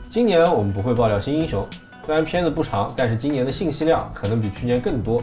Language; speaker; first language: Chinese; native; Chinese